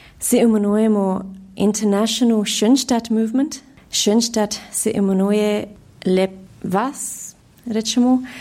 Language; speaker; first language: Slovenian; early bilingual, heritage; Slovenian